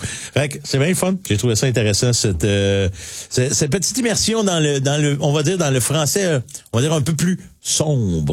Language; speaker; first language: French; native; French